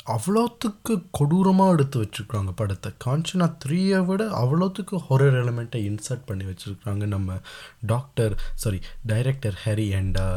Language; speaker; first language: Tamil; early bilingual, heritage; Tamil